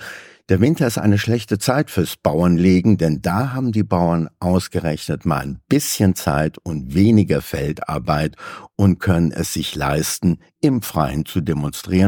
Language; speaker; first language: German; native; German